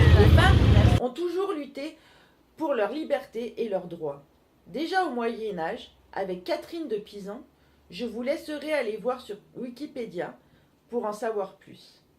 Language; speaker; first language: French; native; French